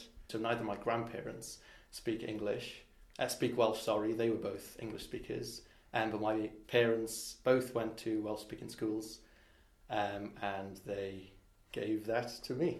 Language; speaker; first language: English; non-native, local second language; Welsh